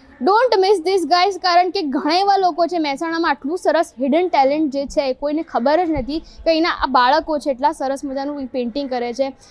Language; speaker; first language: Gujarati; native; Gujarati